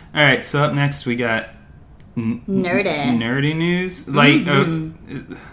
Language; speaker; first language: English; native; English